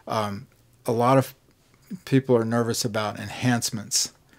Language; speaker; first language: English; native; English